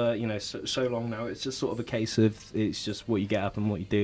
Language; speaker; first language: English; native; English